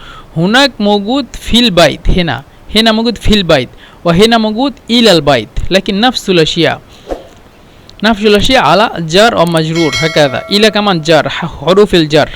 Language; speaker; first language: Arabic; non-native, fluent; Bangla